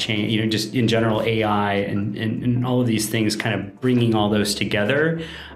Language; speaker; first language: English; native; English